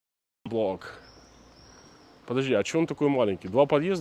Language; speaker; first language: Russian; native; Russian